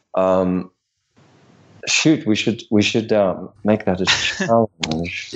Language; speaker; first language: English; non-native, fluent; Swedish